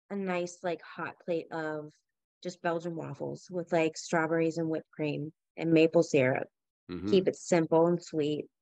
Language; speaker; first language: English; native; English